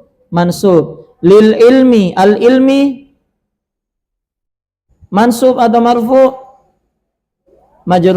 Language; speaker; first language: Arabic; non-native, fluent; Indonesian